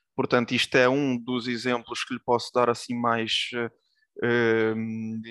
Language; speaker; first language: Portuguese; early bilingual, other home language; Ukrainian